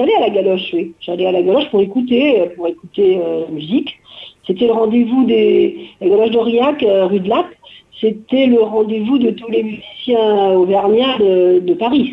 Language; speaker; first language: French; native; French